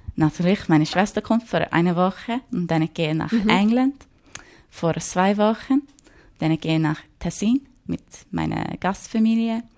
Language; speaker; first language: German; non-native, learner; English